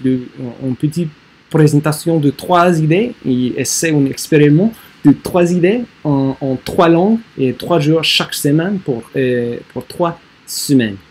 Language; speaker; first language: French; non-native, learner; English